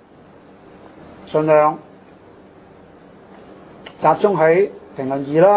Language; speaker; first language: Chinese; non-native, local second language; Cantonese